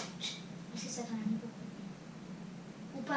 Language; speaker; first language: French; native; French